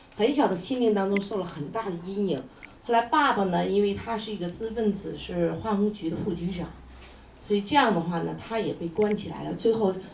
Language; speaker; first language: Chinese; native; Chinese